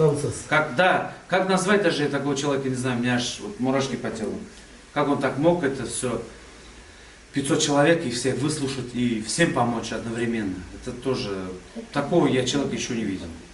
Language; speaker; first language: Russian; non-native, local second language; Tatar